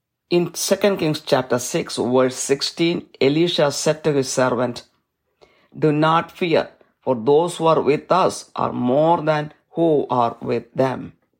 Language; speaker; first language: English; non-native, local second language; Malayalam